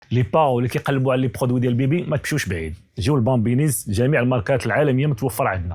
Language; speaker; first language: Arabic; native; Arabic